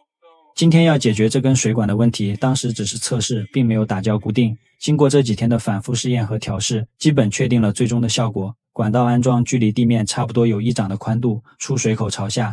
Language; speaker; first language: Chinese; native; Chinese